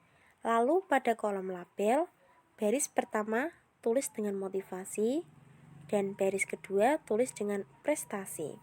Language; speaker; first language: Indonesian; native; Indonesian